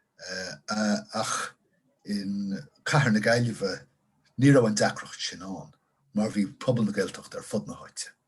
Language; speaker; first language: Irish; non-native, local second language; English